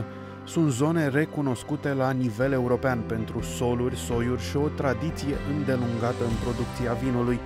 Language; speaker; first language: Romanian; native; Romanian